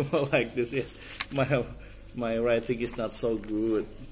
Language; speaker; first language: English; non-native, learner; Indonesian